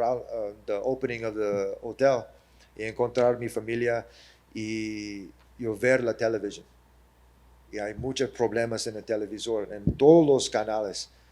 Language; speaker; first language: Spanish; early bilingual, heritage; English